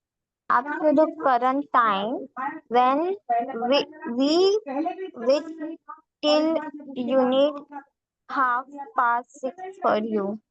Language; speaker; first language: English; non-native, learner; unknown